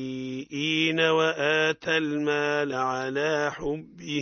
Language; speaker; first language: Arabic; native; Arabic